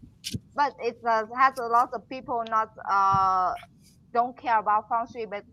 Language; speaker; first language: English; non-native, learner; Vietnamese